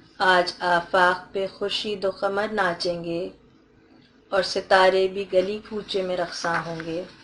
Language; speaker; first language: Urdu; native; Urdu